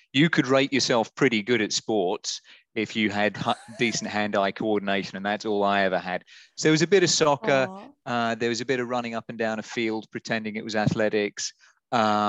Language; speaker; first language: English; native; English